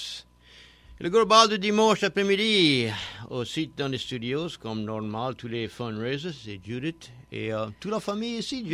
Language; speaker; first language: French; native; French